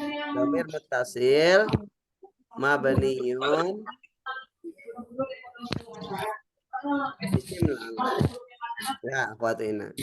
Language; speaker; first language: Arabic; non-native, fluent; Indonesian